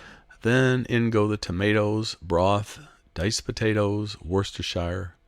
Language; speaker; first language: English; native; English